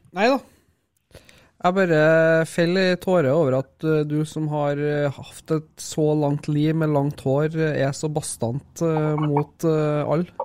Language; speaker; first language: Norwegian; native; Norwegian